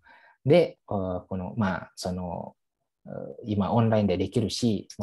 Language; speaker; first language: Japanese; non-native, fluent; Indonesian